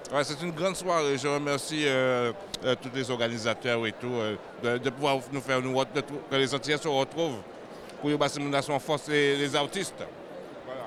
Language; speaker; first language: French; non-native, local second language; Haitian Creole